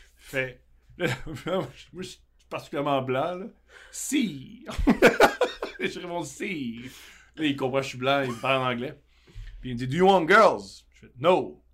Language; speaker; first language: French; native; French